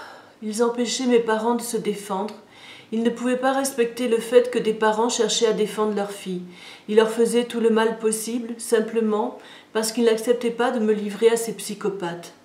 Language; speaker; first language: French; native; French